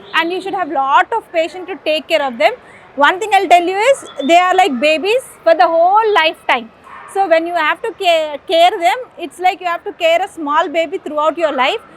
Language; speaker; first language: English; non-native, local second language; Telugu